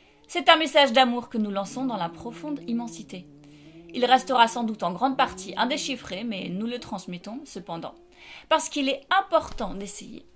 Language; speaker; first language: French; native; French